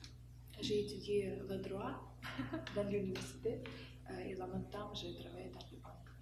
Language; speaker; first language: French; non-native, learner; Russian